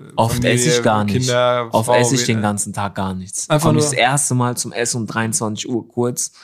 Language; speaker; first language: German; early bilingual, other home language; Arabic